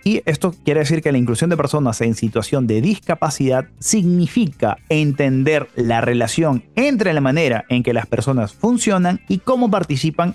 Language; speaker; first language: Spanish; native; Spanish